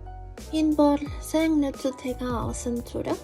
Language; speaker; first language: Mongolian; non-native, fluent; Spanish